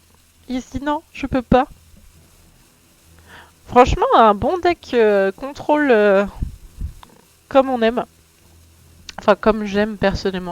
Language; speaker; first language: French; native; French